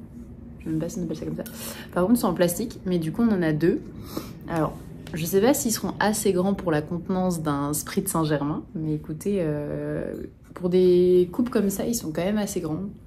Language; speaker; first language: French; native; French